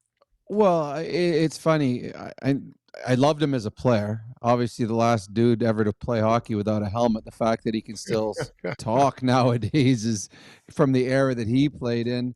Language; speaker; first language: English; native; English